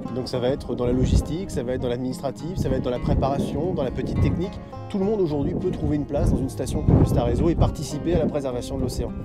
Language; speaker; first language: French; native; French